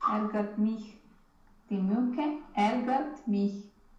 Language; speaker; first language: German; non-native, learner; Romanian